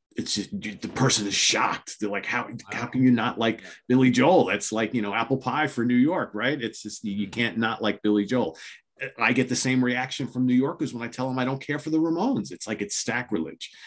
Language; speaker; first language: English; native; English